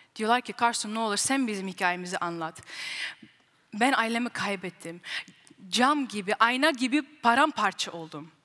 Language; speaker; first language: Turkish; early bilingual, heritage; Turkish